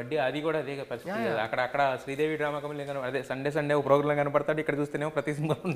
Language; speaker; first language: Telugu; native; Telugu